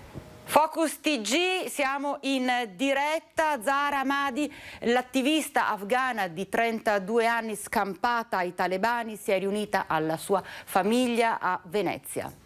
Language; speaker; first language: Italian; native; Italian